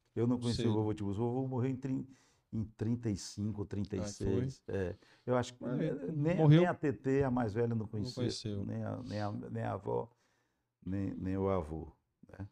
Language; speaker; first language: Portuguese; native; Portuguese